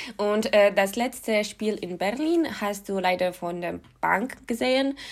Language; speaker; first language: German; non-native, learner; Polish